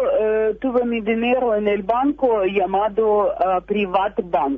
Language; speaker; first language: Spanish; non-native, fluent; Russian